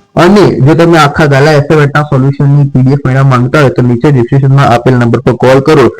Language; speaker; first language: Gujarati; non-native, local second language; Marathi